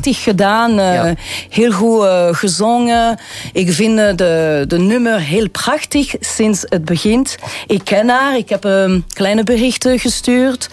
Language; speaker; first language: Dutch; non-native, local second language; French